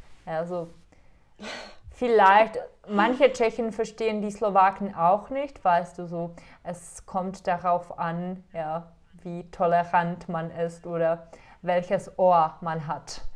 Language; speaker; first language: German; non-native, fluent; Czech